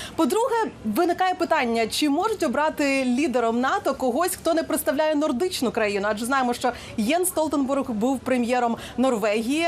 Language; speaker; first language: Ukrainian; native; Ukrainian